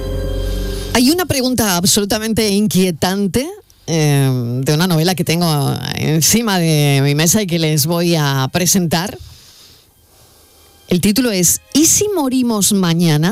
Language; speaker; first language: Spanish; native; Spanish